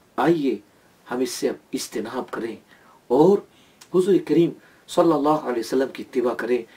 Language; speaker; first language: Urdu; native; Urdu